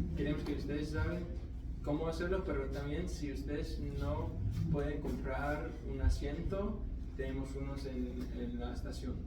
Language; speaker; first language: Spanish; non-native, learner; English